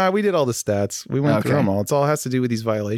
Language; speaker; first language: English; native; English